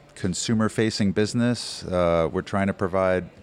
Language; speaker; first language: English; native; English